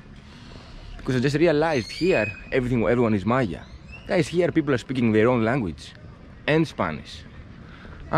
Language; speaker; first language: English; non-native, fluent; Greek